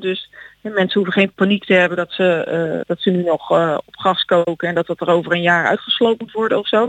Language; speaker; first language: Dutch; native; Dutch